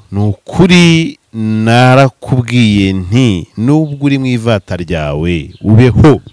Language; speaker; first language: Kinyarwanda; native; Kinyarwanda